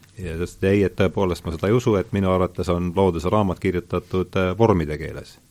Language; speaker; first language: Estonian; native; Estonian